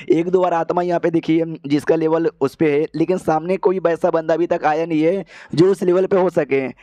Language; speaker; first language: Hindi; native; Hindi